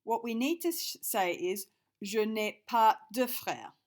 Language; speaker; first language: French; non-native, fluent; English